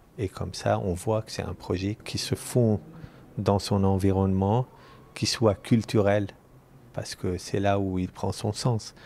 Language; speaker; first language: French; non-native, local second language; Arabic